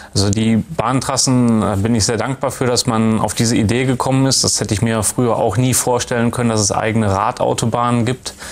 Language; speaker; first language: German; native; German